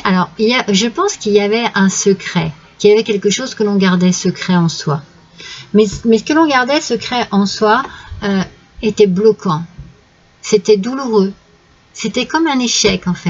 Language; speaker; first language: French; native; French